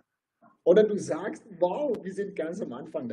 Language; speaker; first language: German; non-native, fluent; Turkish